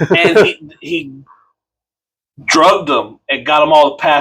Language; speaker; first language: English; native; English